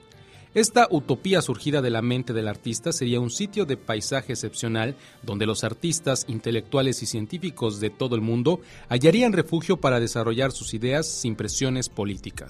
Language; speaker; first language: Spanish; native; Spanish